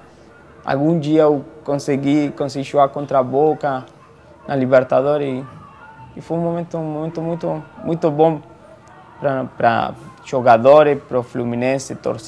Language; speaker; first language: Portuguese; non-native, fluent; Spanish